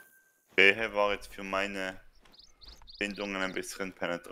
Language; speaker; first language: German; native; German